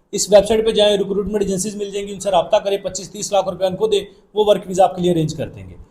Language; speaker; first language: Urdu; non-native, local second language; Punjabi